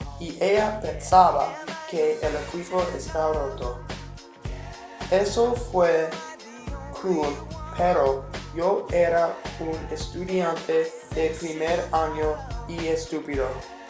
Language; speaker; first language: Spanish; non-native, learner; English